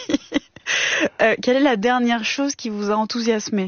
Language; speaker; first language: French; native; French